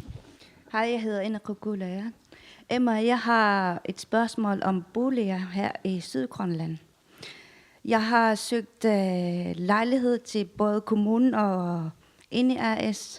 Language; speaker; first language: Danish; non-native, local second language; Kalaallisut